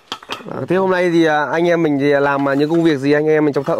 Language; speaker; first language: Vietnamese; native; Vietnamese